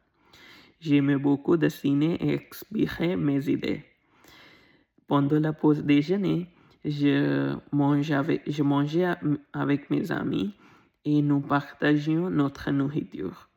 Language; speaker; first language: French; non-native, learner; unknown